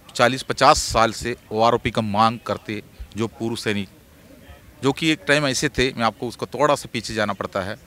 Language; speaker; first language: Hindi; non-native, local second language; Malayalam